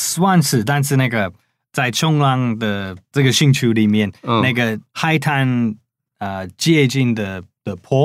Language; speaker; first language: Chinese; non-native, fluent; English